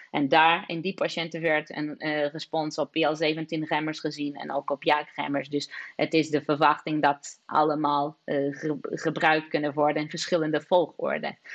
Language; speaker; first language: Dutch; non-native, fluent; Portuguese